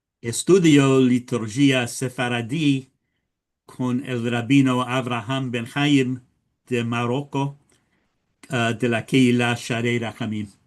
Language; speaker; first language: Spanish; early bilingual, heritage; English